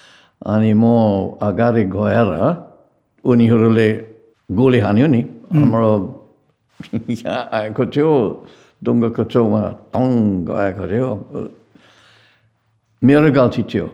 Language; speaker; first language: Nepali; non-native, fluent; English